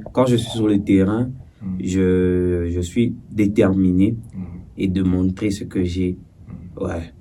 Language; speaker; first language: French; non-native, local second language; Swahili